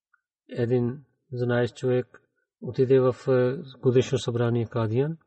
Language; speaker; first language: Bulgarian; non-native, learner; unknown